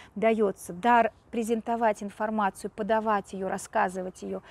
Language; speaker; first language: Russian; native; Russian